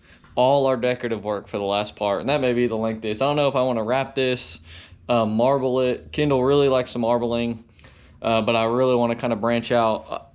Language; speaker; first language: English; native; English